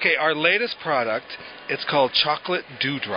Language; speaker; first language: English; native; English